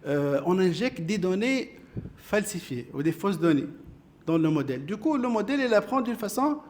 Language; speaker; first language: French; non-native, local second language; Arabic